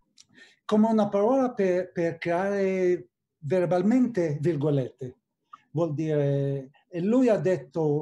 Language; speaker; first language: Italian; non-native, fluent; Hebrew